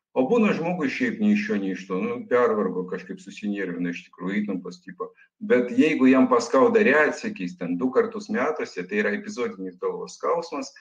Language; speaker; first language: Lithuanian; non-native, local second language; Russian